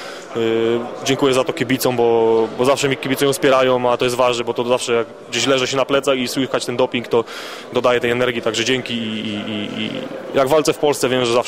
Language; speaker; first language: Polish; native; Polish